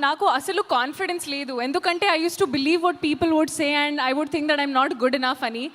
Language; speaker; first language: Telugu; non-native, learner; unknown